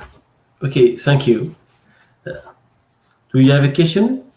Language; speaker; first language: English; non-native, learner; French